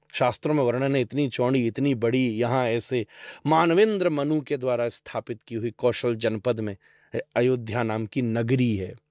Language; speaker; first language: Hindi; native; Hindi